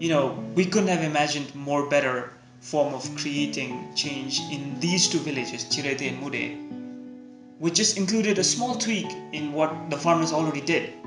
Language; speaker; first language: English; non-native, local second language; Nepali